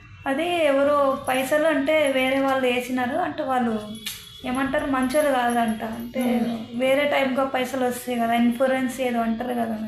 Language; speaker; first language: Telugu; non-native, local second language; Hindi